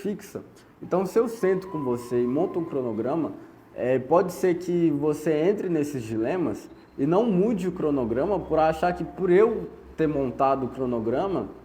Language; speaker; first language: Portuguese; native; Portuguese